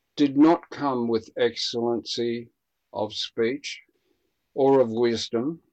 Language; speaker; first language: English; native; English